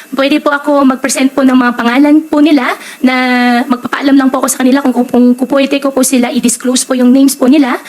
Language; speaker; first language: Filipino; native; Filipino